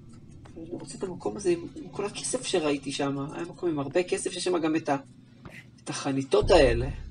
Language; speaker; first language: Hebrew; native; Hebrew